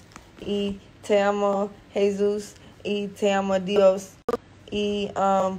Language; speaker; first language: Spanish; non-native, learner; English